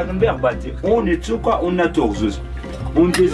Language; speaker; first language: German; non-native, local second language; Arabic